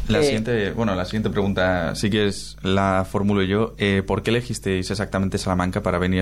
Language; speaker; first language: Spanish; native; Spanish